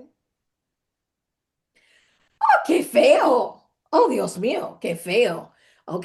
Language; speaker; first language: Spanish; non-native, fluent; English